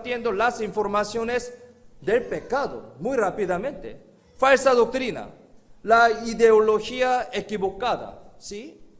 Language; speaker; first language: Spanish; non-native, fluent; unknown